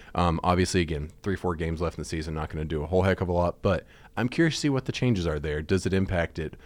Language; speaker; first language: English; native; English